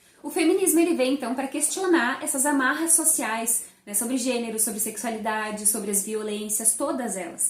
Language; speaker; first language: Portuguese; native; Portuguese